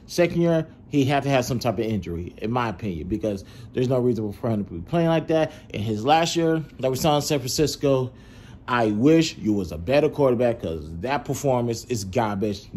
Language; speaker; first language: English; native; English